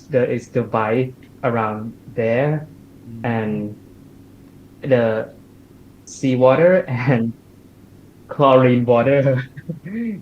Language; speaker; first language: English; non-native, learner; Thai